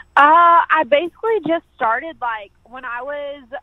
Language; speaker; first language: English; native; English